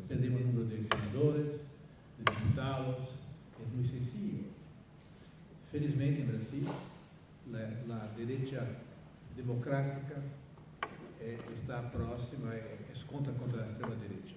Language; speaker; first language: Spanish; non-native, fluent; Portuguese